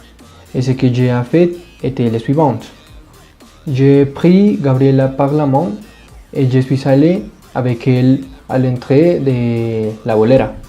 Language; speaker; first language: French; non-native, learner; Spanish